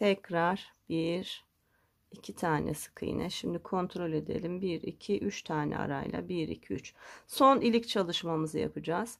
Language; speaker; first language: Turkish; native; Turkish